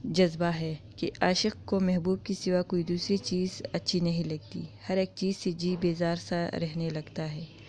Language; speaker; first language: Urdu; non-native, local second language; Pashto